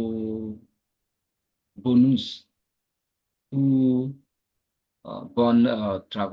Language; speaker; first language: French; non-native, learner; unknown